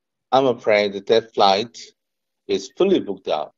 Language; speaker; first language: English; non-native, learner; Korean